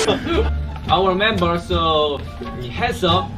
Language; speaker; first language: English; non-native, fluent; Korean